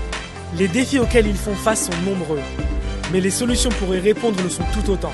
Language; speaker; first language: French; native; French